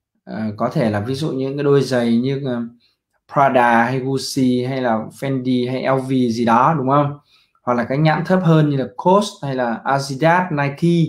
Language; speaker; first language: Vietnamese; native; Vietnamese